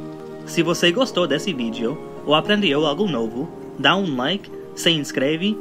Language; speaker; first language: Portuguese; non-native, fluent; English